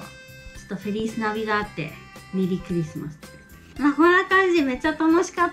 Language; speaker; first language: Japanese; non-native, fluent; Spanish